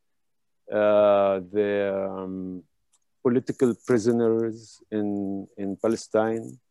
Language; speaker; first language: English; non-native, fluent; Hebrew